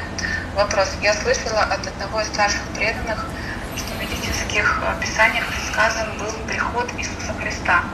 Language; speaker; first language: Russian; native; Russian